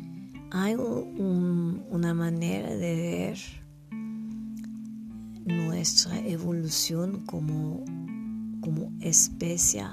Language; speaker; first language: Spanish; non-native, learner; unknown